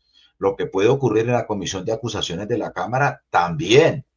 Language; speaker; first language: Spanish; native; Spanish